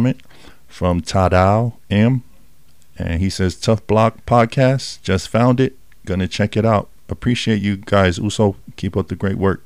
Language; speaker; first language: English; native; English